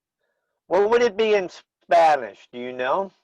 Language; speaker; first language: English; native; English